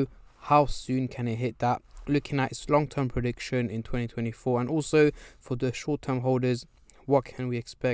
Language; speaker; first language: English; native; English